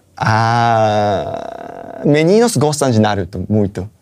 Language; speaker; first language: Portuguese; non-native, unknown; Japanese